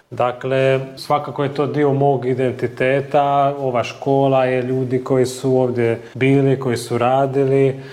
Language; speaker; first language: Serbian; early bilingual, heritage; Croatian